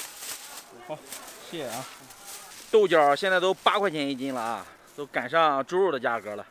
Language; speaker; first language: Chinese; native; Chinese